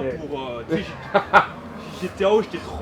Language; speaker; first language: French; native; French